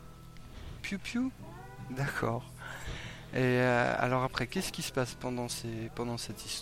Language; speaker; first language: French; native; French